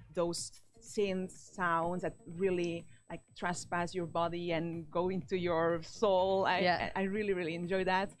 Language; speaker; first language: English; non-native, fluent; Spanish